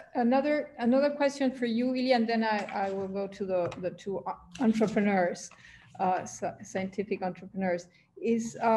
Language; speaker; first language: English; non-native, fluent; Spanish